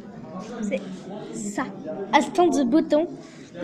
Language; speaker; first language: French; native; French